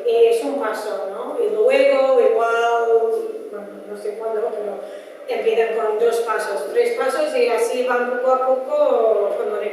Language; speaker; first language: Spanish; non-native, fluent; Dutch